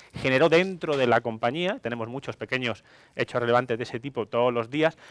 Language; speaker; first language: Spanish; non-native, fluent; Greek